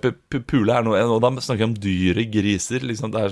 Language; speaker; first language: Norwegian; native; Norwegian